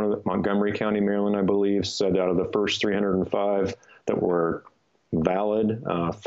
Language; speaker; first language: English; native; English